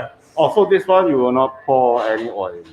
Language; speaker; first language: English; non-native, fluent; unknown